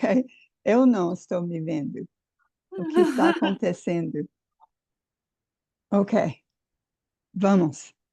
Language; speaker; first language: Portuguese; non-native, fluent; English